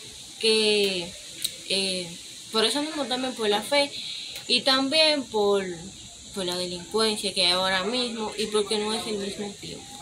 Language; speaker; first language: Spanish; native; Spanish